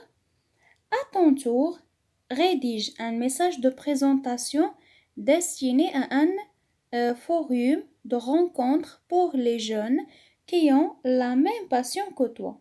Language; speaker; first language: French; non-native, local second language; Arabic